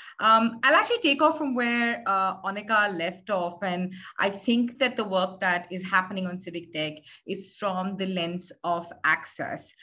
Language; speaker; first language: English; non-native, local second language; Hindi